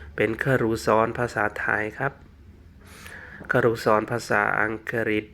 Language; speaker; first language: Thai; non-native, fluent; Khmer